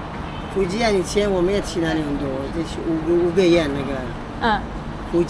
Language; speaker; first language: Chinese; non-native, learner; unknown